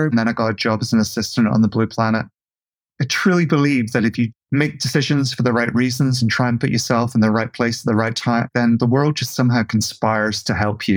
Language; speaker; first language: English; native; English